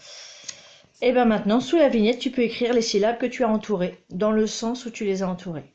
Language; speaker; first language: French; native; French